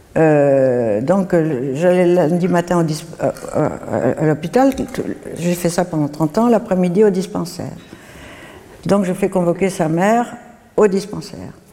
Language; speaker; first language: French; native; French